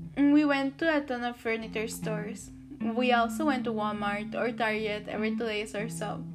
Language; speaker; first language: English; early bilingual, other home language; Spanish